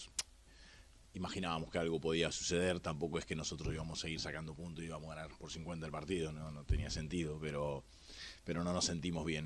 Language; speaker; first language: Spanish; native; Spanish